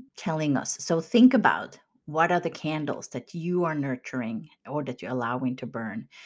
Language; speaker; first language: English; non-native, fluent; Swedish